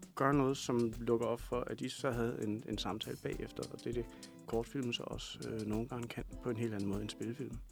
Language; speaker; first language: Danish; native; Danish